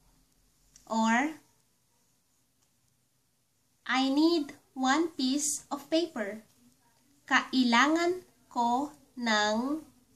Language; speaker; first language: Filipino; native; Filipino